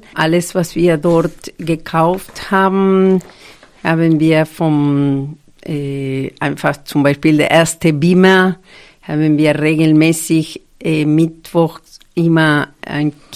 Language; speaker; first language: German; non-native, fluent; Spanish